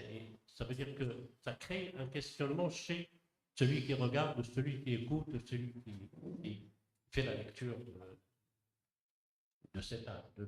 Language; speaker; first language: French; non-native, local second language; Arabic